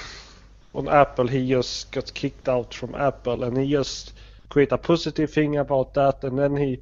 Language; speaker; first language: English; non-native, learner; Swedish